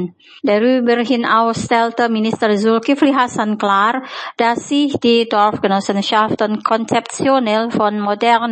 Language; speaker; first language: German; non-native, fluent; Indonesian